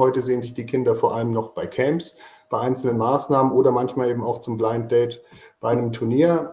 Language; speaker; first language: German; native; German